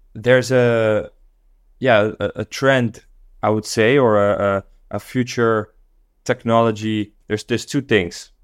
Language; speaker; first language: English; non-native, local second language; Dutch